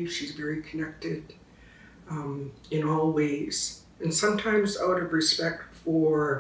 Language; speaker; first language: English; native; English